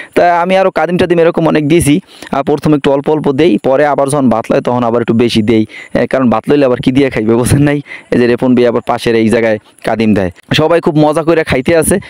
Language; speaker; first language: Bangla; native; Bangla